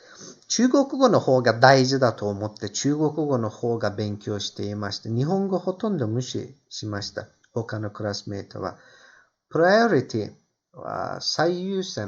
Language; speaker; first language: Japanese; non-native, fluent; Turkish